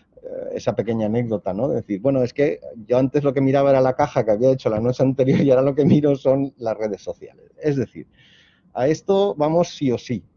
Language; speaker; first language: Spanish; native; Spanish